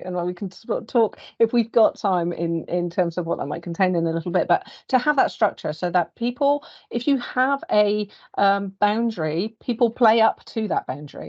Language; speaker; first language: English; native; English